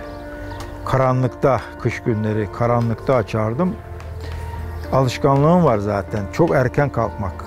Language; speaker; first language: Turkish; native; Turkish